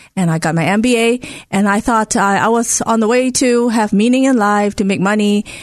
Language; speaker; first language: English; non-native, local second language; Cantonese